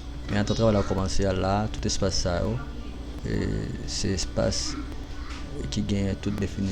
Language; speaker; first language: French; non-native, learner; Haitian Creole